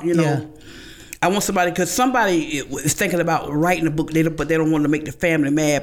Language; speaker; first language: English; native; English